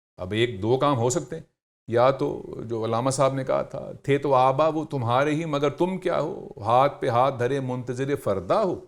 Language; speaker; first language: Urdu; native; Urdu